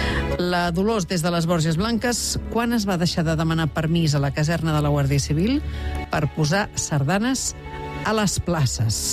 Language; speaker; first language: Catalan; native; Catalan